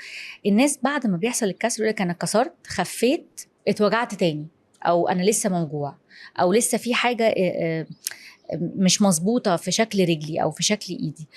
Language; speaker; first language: Arabic; native; Arabic